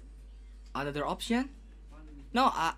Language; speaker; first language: English; non-native, learner; Indonesian